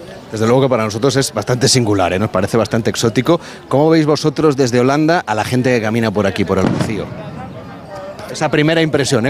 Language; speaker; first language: Spanish; native; Spanish